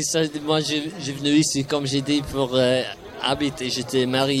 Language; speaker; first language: French; non-native, fluent; English